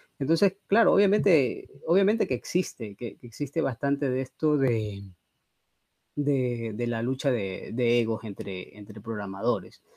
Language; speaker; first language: Spanish; native; Spanish